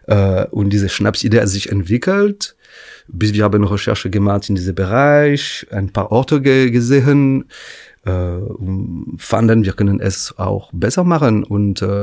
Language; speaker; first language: German; non-native, fluent; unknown